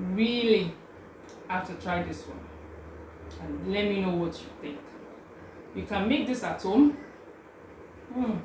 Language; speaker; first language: English; non-native, local second language; Yoruba